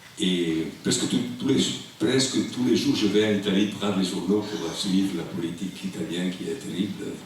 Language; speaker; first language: French; non-native, local second language; Italian